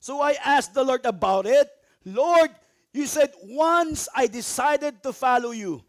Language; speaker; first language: English; non-native, local second language; Filipino